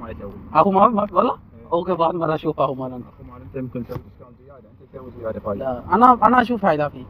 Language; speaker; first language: Arabic; non-native, learner; Urdu